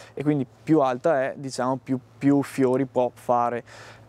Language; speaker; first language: Italian; native; Italian